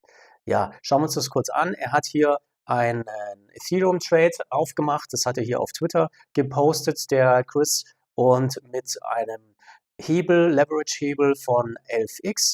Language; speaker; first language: German; native; German